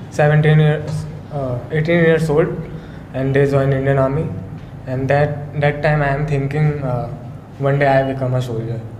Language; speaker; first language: English; non-native, learner; Hindi